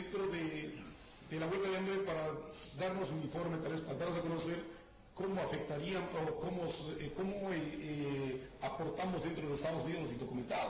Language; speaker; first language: Spanish; native; Spanish